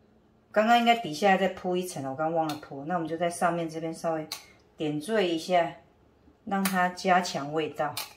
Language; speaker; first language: Chinese; native; Chinese